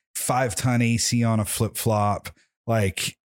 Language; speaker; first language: English; native; English